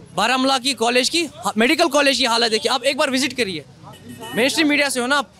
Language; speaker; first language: Hindi; native; Hindi